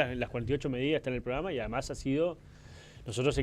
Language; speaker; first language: Spanish; native; Spanish